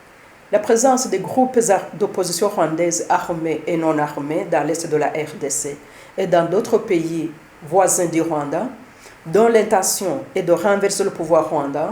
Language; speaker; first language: French; non-native, local second language; Kinyarwanda